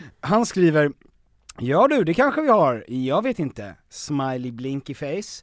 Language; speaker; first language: Swedish; native; Swedish